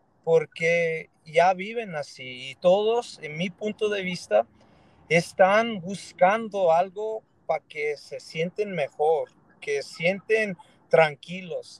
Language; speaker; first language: Spanish; early bilingual, heritage; Spanish